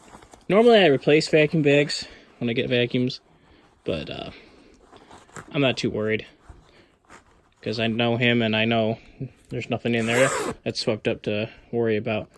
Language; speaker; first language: English; native; English